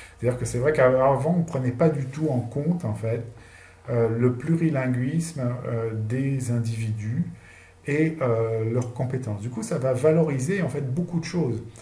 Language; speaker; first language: French; native; French